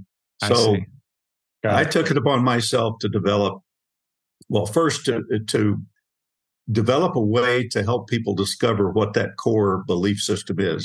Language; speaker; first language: English; native; English